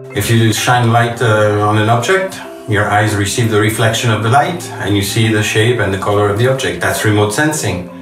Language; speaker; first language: English; non-native, fluent; French